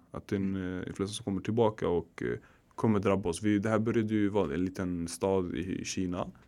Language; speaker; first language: Swedish; early bilingual, other home language; Arabic